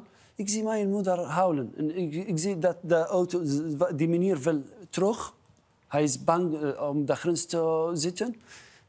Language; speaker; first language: Dutch; non-native, learner; Arabic